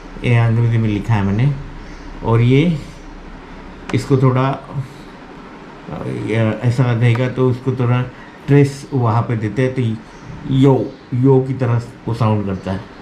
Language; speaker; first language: Hindi; non-native, local second language; Marathi